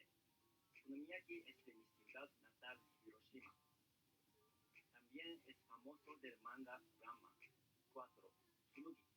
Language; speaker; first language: Spanish; non-native, learner; Japanese